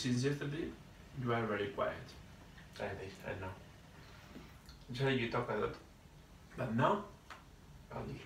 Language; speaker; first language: English; non-native, learner; Spanish